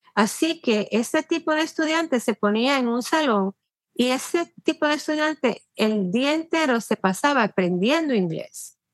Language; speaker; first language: Spanish; native; Spanish